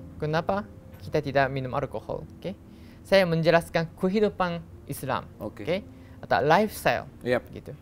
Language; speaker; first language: Indonesian; non-native, learner; Japanese